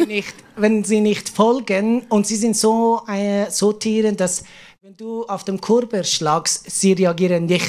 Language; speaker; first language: German; non-native, learner; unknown